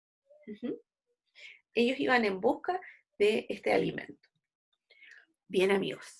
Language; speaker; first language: Spanish; native; Spanish